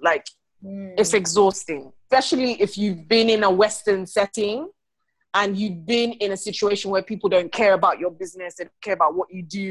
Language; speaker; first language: English; non-native, local second language; Krio